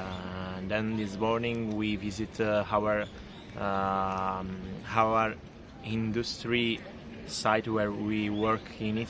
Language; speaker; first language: English; non-native, learner; Italian